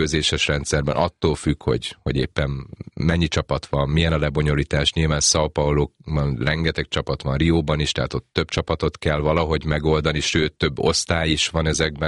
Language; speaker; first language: Hungarian; native; Hungarian